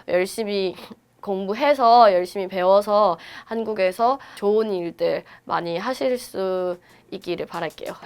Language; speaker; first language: Korean; non-native, fluent; Burmese